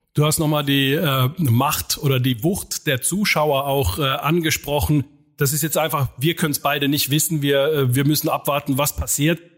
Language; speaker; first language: German; non-native, fluent; Finnish